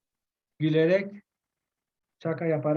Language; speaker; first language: Turkish; non-native, learner; Spanish